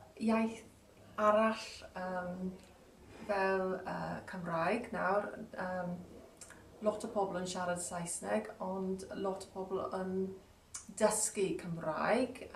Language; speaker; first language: Welsh; non-native, learner; English